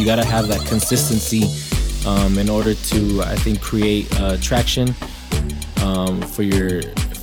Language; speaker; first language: English; native; English